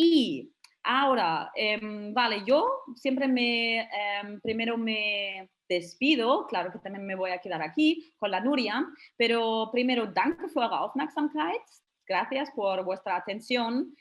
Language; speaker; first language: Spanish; non-native, fluent; German